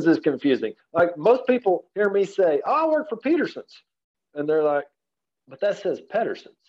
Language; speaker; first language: English; native; English